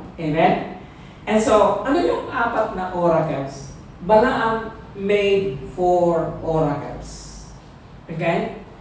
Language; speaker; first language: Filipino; native; Filipino